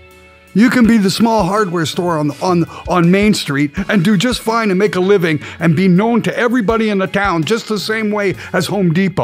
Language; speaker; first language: English; native; English